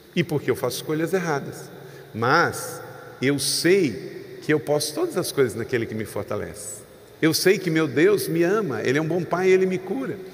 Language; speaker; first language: Portuguese; native; Portuguese